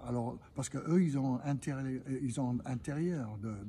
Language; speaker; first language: French; non-native, fluent; English